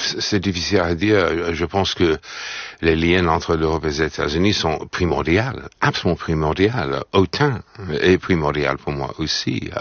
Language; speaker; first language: French; non-native, fluent; English